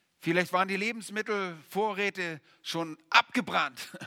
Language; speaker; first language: German; native; German